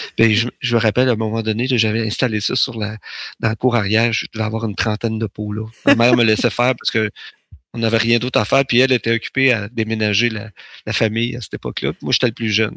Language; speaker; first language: French; native; French